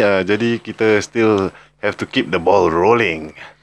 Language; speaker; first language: English; non-native, local second language; Malay